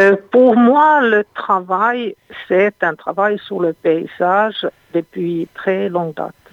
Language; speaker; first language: French; non-native, fluent; Finnish